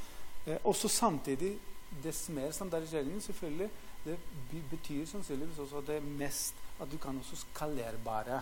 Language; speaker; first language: Norwegian; non-native, fluent; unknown